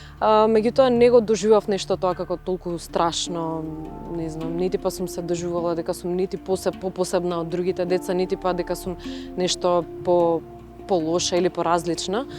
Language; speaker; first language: Macedonian; early bilingual, other home language; Russian